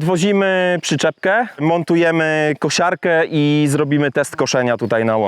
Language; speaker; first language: Polish; native; Polish